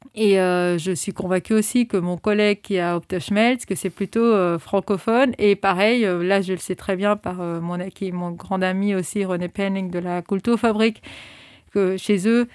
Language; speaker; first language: French; non-native, fluent; German